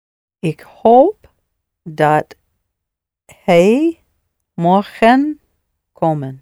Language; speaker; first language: Dutch; non-native, learner; English